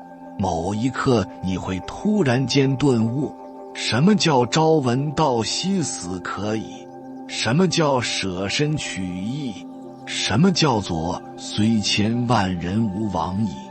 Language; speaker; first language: Chinese; native; Chinese